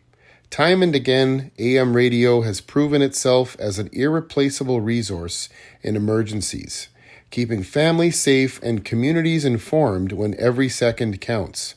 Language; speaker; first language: English; native; English